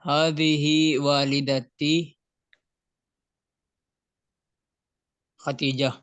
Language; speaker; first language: Arabic; non-native, learner; Urdu